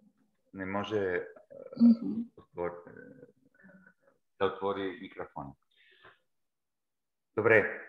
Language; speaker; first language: Russian; non-native, learner; Bulgarian